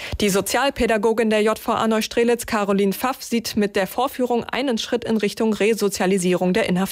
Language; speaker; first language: German; native; German